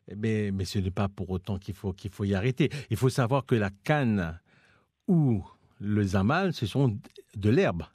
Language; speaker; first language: French; non-native, local second language; Morisyen